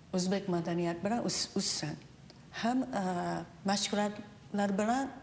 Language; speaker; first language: Uzbek; non-native, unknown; Japanese